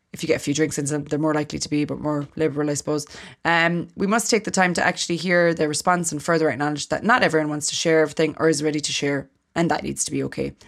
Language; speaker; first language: English; native; English